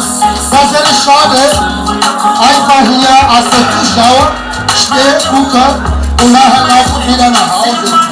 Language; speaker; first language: German; non-native, learner; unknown